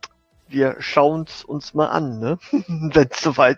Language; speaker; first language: German; native; German